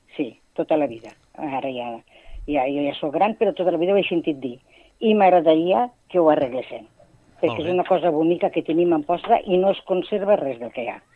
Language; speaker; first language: Catalan; native; Catalan